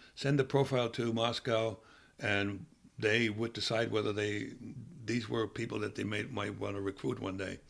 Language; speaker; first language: English; non-native, fluent; German